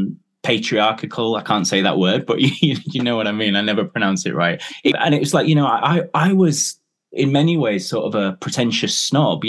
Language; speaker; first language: English; native; English